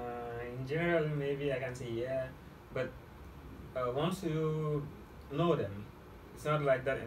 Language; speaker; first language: English; non-native, fluent; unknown